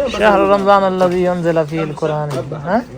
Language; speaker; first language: Arabic; non-native, learner; Urdu